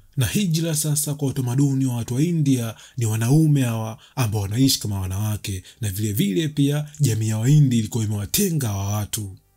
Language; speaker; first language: Swahili; native; Swahili